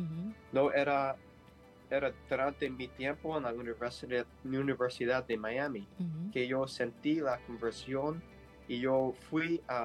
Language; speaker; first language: Spanish; non-native, learner; English